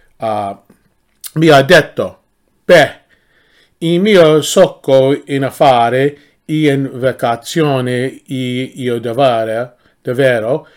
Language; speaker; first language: Italian; non-native, learner; English